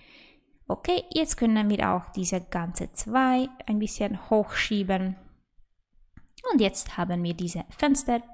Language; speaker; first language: German; non-native, fluent; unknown